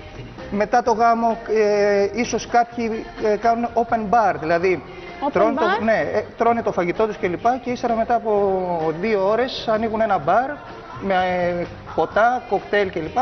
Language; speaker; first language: Greek; native; Greek